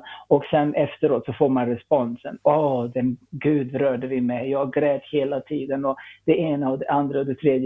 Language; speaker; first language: Swedish; non-native, fluent; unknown